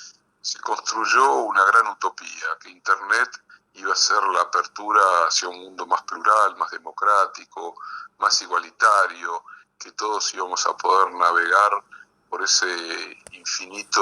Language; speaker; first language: Spanish; native; Spanish